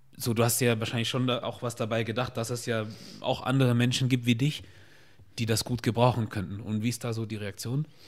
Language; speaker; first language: German; early bilingual, other home language; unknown